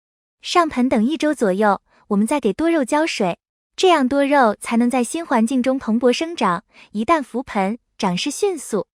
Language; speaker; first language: Chinese; native; Chinese